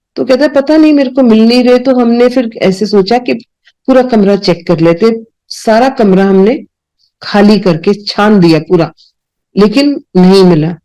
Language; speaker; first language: Hindi; non-native, local second language; Punjabi